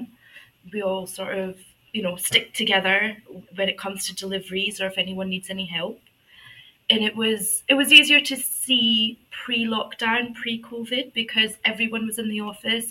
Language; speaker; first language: English; native; English